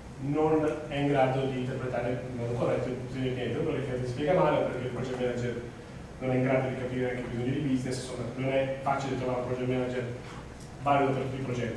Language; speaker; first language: Italian; native; Italian